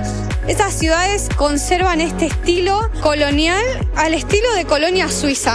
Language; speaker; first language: Spanish; native; Spanish